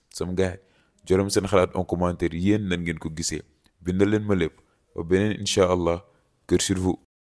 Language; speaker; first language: French; non-native, local second language; Wolof